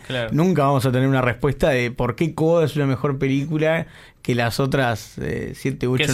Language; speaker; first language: Spanish; native; Spanish